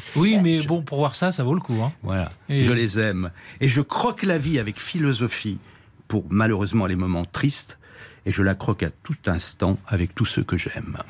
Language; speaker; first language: French; native; French